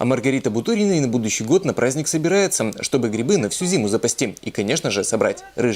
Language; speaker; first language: Russian; native; Russian